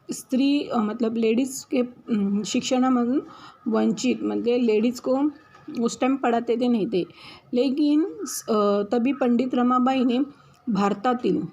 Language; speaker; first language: Hindi; non-native, local second language; Marathi